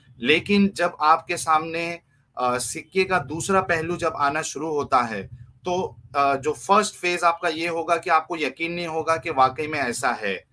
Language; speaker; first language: Hindi; native; Hindi